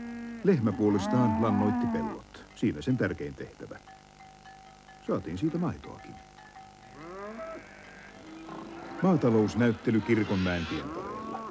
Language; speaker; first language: Finnish; native; Finnish